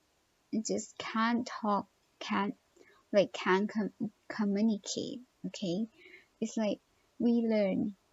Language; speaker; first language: English; non-native, learner; Thai